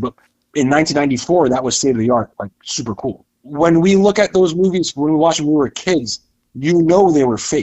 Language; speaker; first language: English; native; English